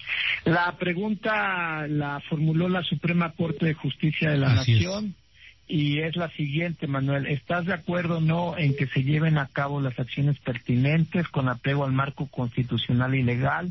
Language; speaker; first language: Spanish; native; Spanish